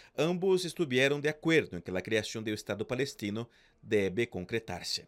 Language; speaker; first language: Portuguese; non-native, fluent; Spanish